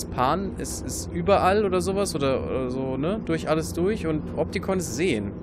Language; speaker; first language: German; native; German